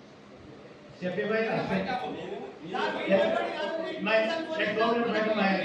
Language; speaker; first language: Hindi; non-native, local second language; Telugu